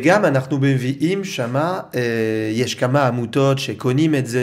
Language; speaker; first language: Hebrew; non-native, learner; French